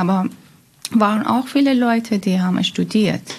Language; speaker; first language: German; non-native, learner; Persian